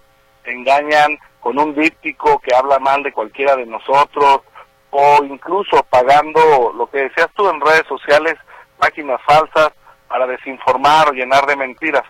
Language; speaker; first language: Spanish; native; Spanish